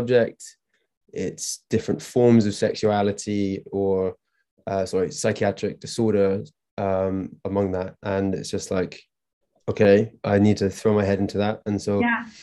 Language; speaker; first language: English; native; English